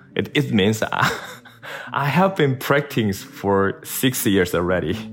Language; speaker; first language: English; non-native, learner; Korean